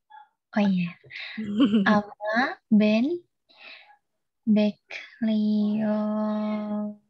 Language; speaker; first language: Turkish; non-native, learner; Indonesian